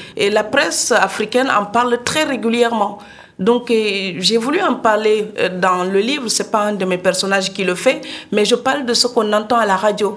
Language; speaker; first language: French; non-native, local second language; Serer